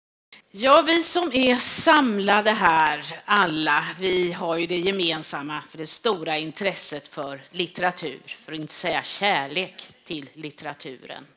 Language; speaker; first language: Swedish; native; Swedish